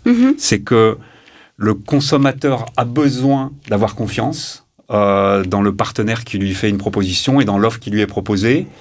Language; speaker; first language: French; native; French